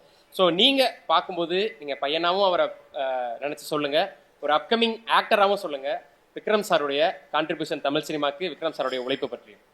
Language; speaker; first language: Tamil; native; Tamil